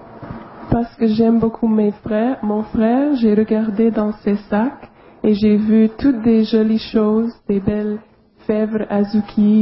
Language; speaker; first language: French; non-native, local second language; English